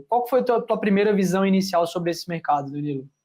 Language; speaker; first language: Portuguese; native; Portuguese